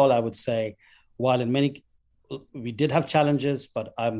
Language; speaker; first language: English; non-native, local second language; Bangla